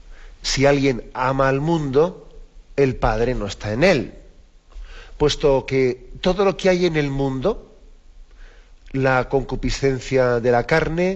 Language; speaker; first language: Spanish; native; Spanish